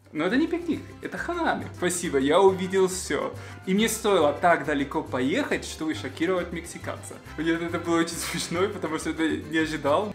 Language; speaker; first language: Russian; non-native, fluent; Spanish